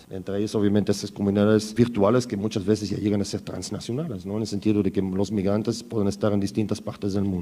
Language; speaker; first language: Spanish; native; Spanish